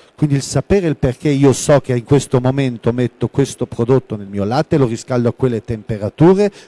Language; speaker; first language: Italian; non-native, local second language; German